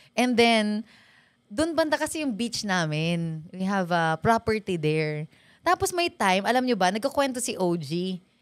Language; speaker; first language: Filipino; native; Filipino